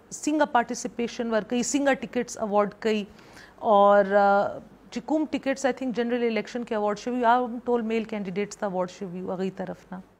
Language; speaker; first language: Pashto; non-native, local second language; Northern Hindko